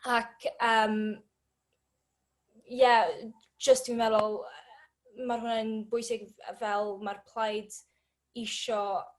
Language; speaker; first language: Welsh; non-native, learner; English